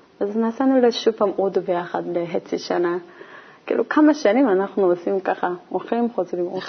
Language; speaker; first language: Hebrew; non-native, learner; Korean